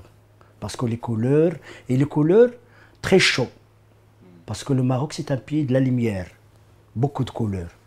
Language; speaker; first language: French; non-native, learner; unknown